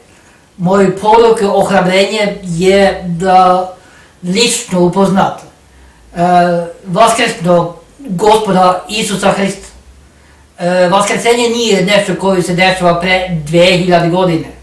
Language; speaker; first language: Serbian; non-native, learner; Norwegian